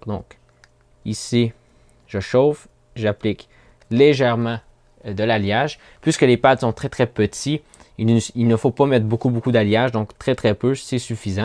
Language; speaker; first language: French; native; French